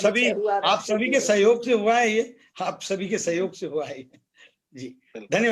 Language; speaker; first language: Hindi; native; Hindi